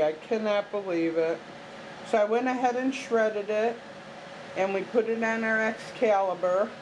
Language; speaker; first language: English; native; English